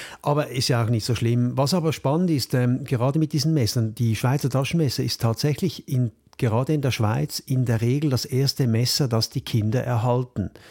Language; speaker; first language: German; native; German